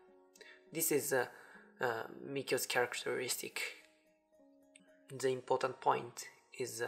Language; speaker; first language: English; non-native, learner; Japanese